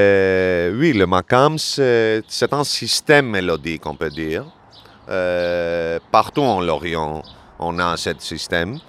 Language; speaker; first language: French; non-native, learner; Greek